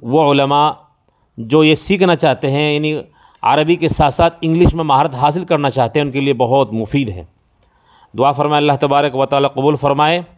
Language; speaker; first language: Urdu; native; Urdu